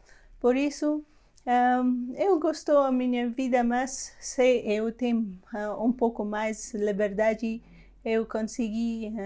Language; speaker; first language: Portuguese; non-native, learner; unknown